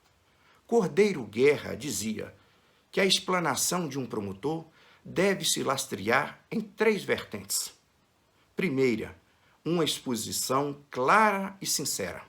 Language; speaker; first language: Portuguese; native; Portuguese